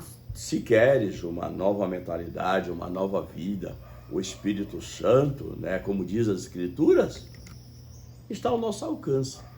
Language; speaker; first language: Portuguese; native; Portuguese